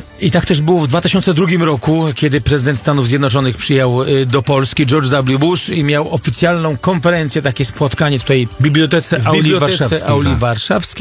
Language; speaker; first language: Polish; native; Polish